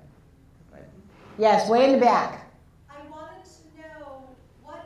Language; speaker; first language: English; native; English